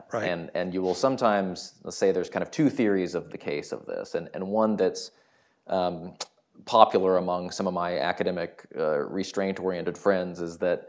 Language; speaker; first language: English; native; English